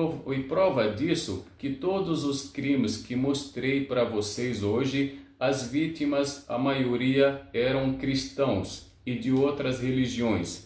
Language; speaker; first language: Portuguese; non-native, learner; Arabic